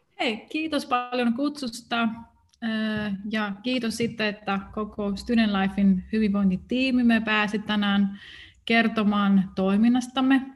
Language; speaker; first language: Finnish; non-native, fluent; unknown